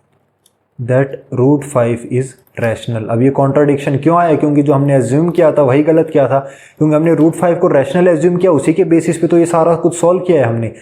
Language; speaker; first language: Hindi; native; Hindi